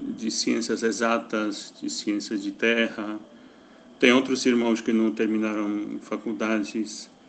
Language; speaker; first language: Portuguese; non-native, fluent; Polish